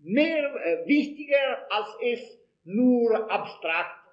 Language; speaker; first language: German; non-native, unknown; Italian